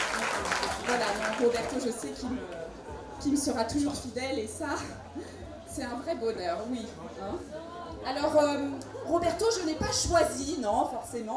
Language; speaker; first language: French; native; French